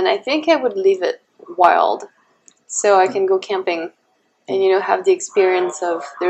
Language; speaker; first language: English; non-native, fluent; French